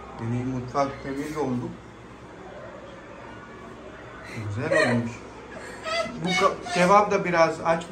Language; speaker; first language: Turkish; non-native, learner; Urdu